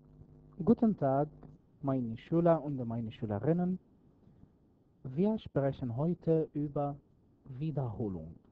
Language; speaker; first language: German; non-native, fluent; Arabic